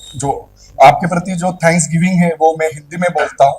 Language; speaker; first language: Hindi; non-native, local second language; Marathi